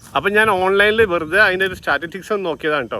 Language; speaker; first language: Malayalam; native; Malayalam